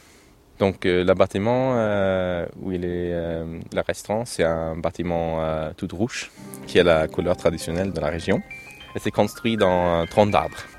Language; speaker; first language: French; non-native, learner; Swedish